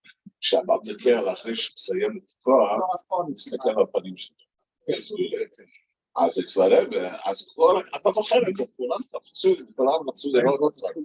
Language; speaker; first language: Hebrew; non-native, fluent; English